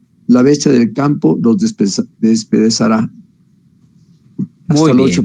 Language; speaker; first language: Spanish; native; Spanish